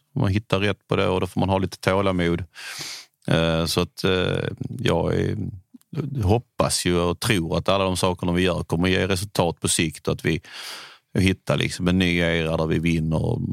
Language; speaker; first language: Swedish; native; Swedish